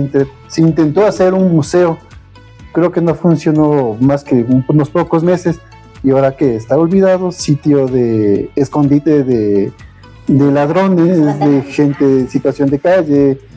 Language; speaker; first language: Spanish; native; Spanish